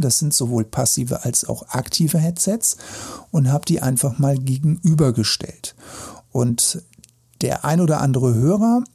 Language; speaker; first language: German; native; German